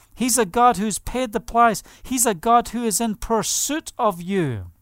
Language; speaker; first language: English; native; English